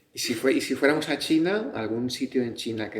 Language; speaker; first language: Spanish; native; Spanish